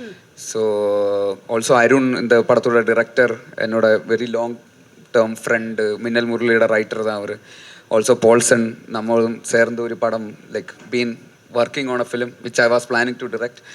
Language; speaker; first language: Tamil; non-native, learner; Malayalam